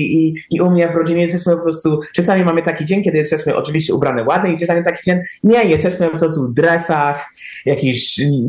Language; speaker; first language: Polish; early bilingual, heritage; English